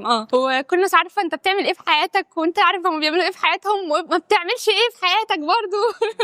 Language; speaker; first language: Arabic; native; Arabic